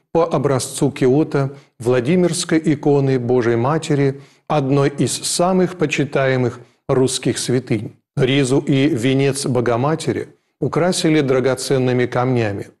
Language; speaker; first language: Russian; native; Russian